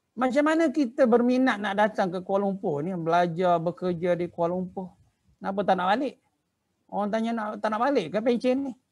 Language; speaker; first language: Malay; native; Malay